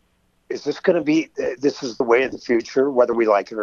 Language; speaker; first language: English; native; English